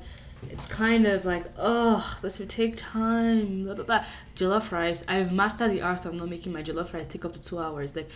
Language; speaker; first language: English; non-native, local second language; Yoruba